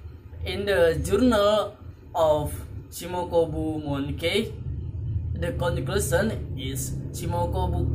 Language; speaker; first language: English; non-native, learner; Indonesian